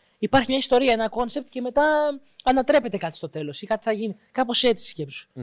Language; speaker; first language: Greek; native; Greek